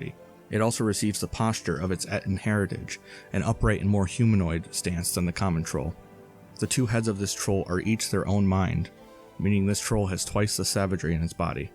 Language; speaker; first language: English; native; English